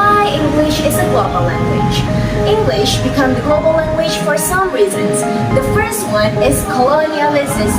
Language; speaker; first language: English; non-native, fluent; Indonesian